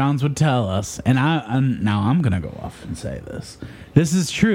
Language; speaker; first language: English; native; English